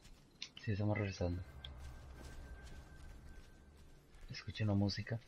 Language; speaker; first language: Spanish; non-native, fluent; Portuguese